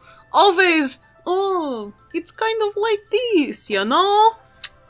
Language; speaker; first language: English; native; English